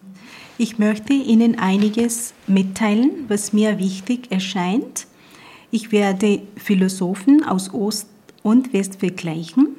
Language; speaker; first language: German; non-native, fluent; Punjabi